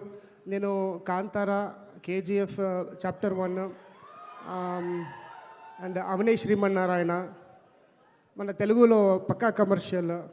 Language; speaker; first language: Telugu; non-native, learner; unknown